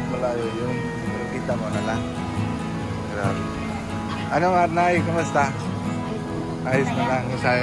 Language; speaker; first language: Filipino; non-native, local second language; Bikol